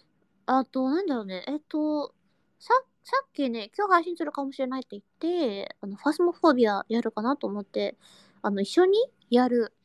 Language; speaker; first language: Japanese; non-native, learner; Indonesian